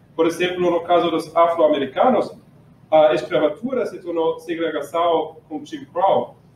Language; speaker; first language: Portuguese; non-native, learner; German